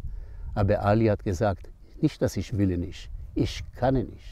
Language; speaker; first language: German; non-native, fluent; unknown